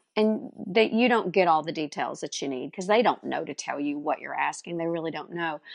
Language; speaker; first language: English; native; English